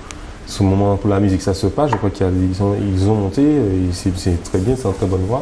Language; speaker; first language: French; native; French